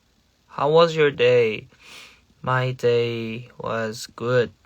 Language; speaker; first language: English; non-native, learner; Korean